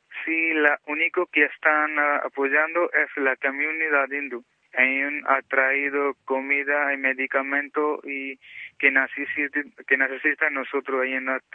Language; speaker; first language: Spanish; non-native, learner; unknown